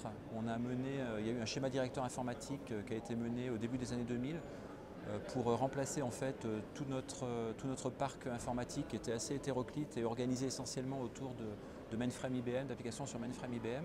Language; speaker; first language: French; native; French